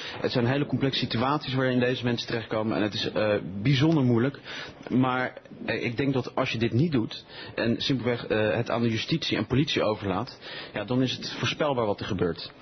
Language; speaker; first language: Dutch; early bilingual, other home language; Spanish